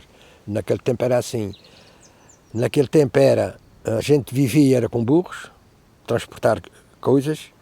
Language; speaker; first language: Portuguese; native; Portuguese